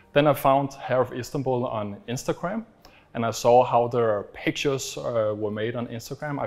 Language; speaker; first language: English; non-native, fluent; Danish